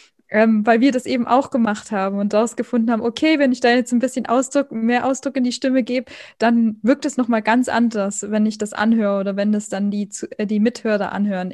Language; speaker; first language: German; native; German